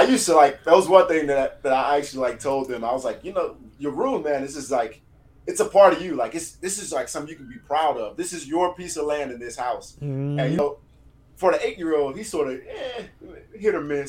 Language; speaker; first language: English; native; English